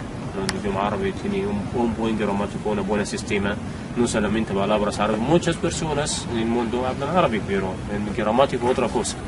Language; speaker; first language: Spanish; non-native, learner; Arabic